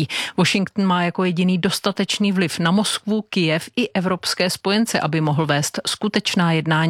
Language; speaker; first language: Czech; native; Czech